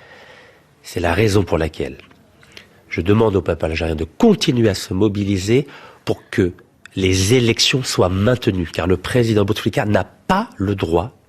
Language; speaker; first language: French; native; French